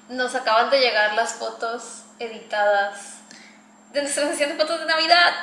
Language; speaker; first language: Spanish; native; Spanish